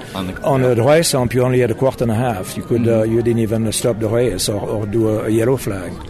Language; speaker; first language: English; non-native, fluent; German